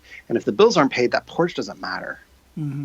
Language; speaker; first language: English; native; English